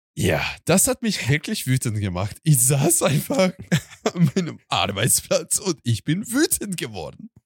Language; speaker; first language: German; non-native, fluent; Hungarian